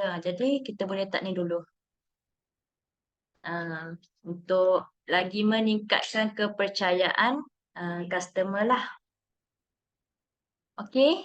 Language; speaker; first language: Malay; native; Malay